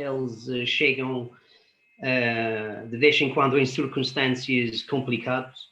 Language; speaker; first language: Portuguese; non-native, fluent; English